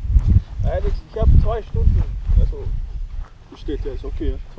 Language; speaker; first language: German; non-native, learner; Mongolian